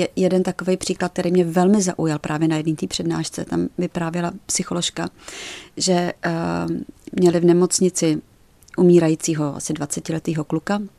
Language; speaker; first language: Czech; native; Czech